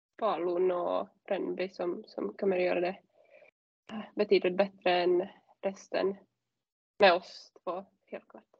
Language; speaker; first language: Swedish; non-native, fluent; Czech